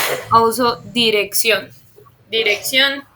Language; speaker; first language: Spanish; non-native, fluent; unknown